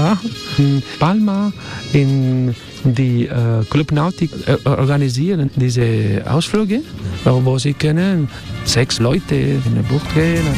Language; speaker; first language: German; non-native, learner; Spanish